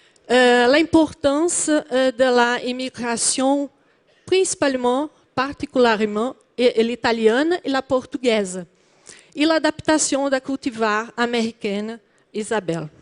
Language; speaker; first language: French; non-native, learner; Portuguese